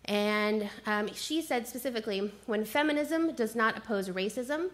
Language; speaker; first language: English; native; English